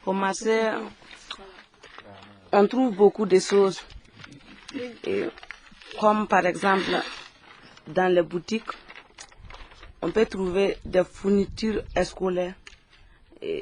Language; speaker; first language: French; non-native, local second language; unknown